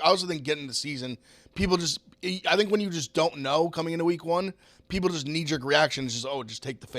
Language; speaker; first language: English; native; English